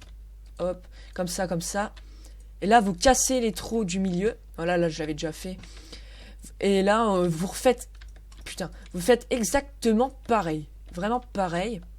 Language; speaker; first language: French; native; French